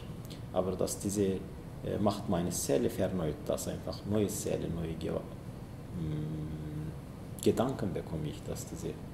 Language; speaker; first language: German; non-native, learner; Zaza